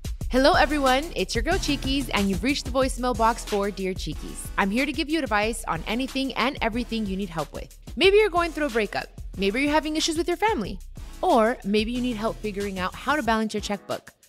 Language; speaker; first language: English; native; English